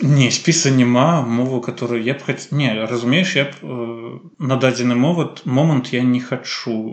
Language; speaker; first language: Belarusian; native; Belarusian